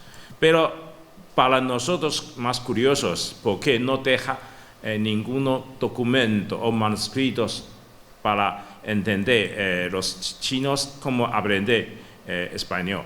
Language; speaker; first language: Spanish; non-native, learner; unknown